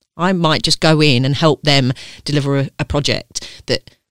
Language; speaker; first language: English; native; English